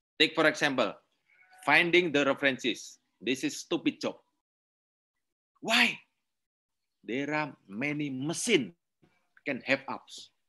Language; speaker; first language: English; non-native, learner; Indonesian